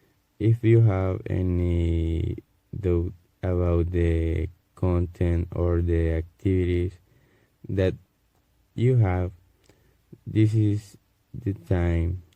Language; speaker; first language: English; non-native, learner; Spanish